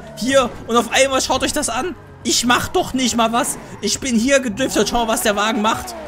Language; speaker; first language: German; native; German